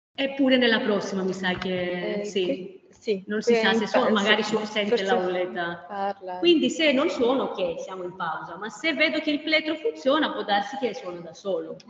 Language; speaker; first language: Italian; non-native, fluent; Greek